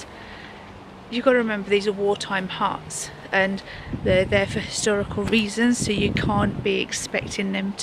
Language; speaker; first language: English; native; English